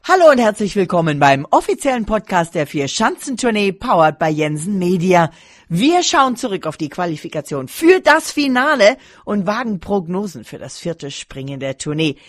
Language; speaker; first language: German; native; German